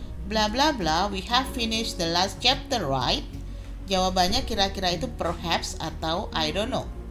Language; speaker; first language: English; non-native, fluent; Indonesian